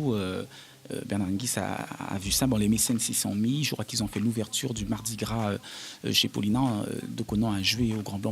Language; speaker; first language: French; native; French